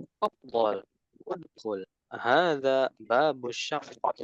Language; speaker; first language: Arabic; non-native, fluent; Indonesian